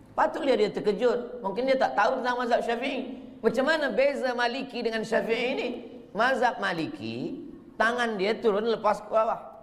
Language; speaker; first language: Malay; native; Malay